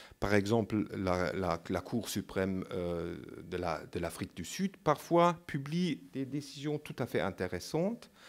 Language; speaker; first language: French; non-native, fluent; German